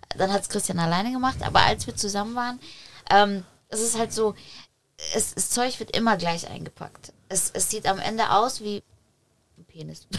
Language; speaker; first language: German; early bilingual, other home language; Polish